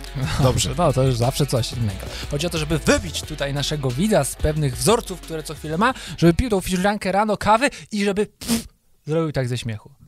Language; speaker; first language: Polish; native; Polish